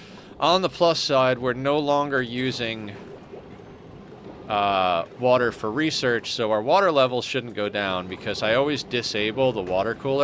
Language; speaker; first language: English; native; English